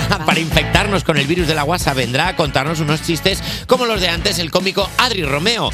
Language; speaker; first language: Spanish; native; Spanish